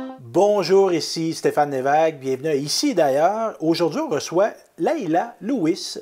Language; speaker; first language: French; native; French